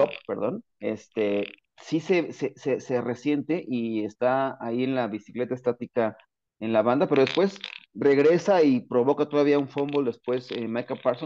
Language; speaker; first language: Spanish; native; Spanish